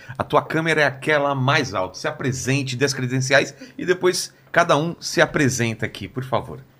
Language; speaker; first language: Portuguese; native; Portuguese